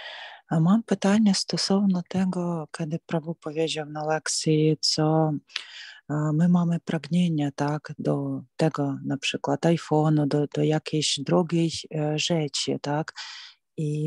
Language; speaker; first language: Polish; non-native, learner; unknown